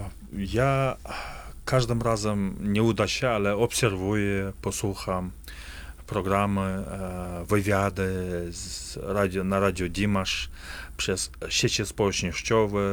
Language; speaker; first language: Polish; non-native, fluent; Kazakh